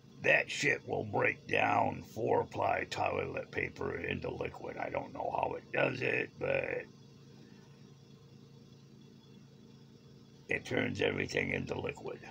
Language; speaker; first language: English; native; English